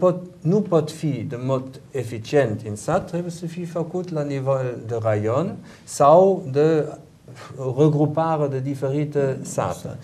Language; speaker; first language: Romanian; non-native, learner; German